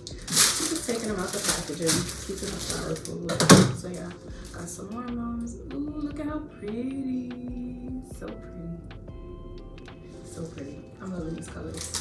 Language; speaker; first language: English; native; English